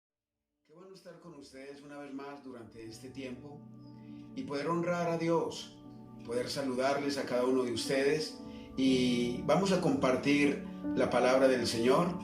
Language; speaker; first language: Spanish; native; Spanish